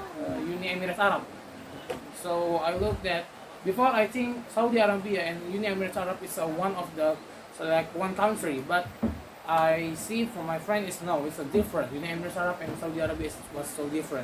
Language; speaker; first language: English; non-native, learner; Indonesian